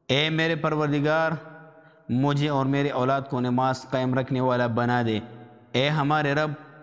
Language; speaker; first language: Urdu; native; Urdu